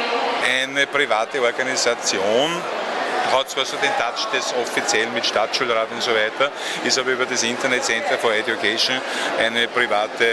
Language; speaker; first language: German; native; German